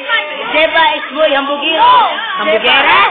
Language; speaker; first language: Spanish; non-native, learner; Cebuano